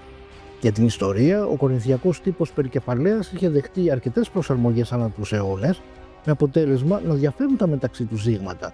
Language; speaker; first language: Greek; native; Greek